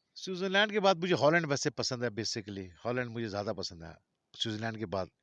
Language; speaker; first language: Urdu; non-native, local second language; Balti